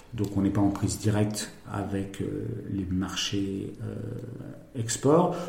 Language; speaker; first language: French; native; French